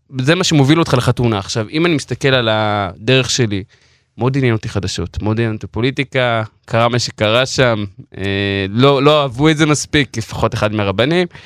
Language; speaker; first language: Hebrew; non-native, local second language; Yiddish